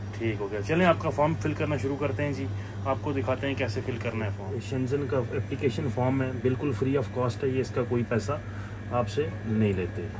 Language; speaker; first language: Urdu; non-native, local second language; Punjabi